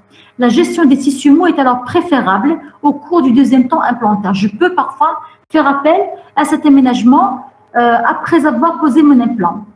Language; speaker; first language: French; non-native, local second language; Arabic